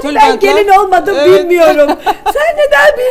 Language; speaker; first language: Turkish; native; Turkish